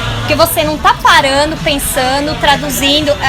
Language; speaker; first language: Portuguese; native; Portuguese